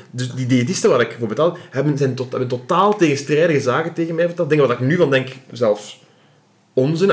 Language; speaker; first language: Dutch; native; Dutch